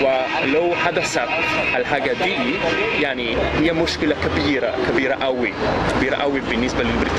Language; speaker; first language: Arabic; non-native, fluent; Italian